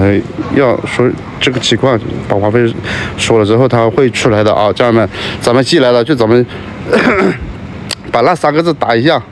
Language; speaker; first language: Chinese; native; Chinese